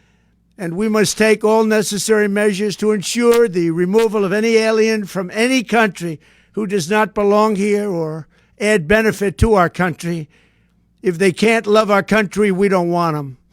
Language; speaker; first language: English; native; English